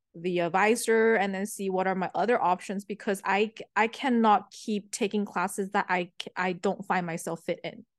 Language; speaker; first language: English; early bilingual, other home language; Chinese